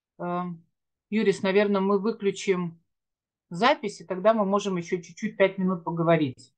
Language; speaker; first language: Russian; native; Russian